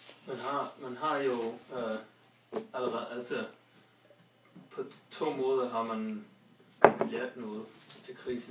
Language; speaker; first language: Danish; non-native, fluent; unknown